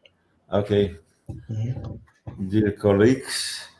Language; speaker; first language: English; non-native, learner; Russian